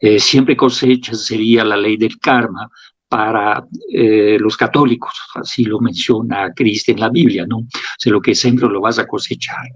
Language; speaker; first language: Spanish; non-native, fluent; French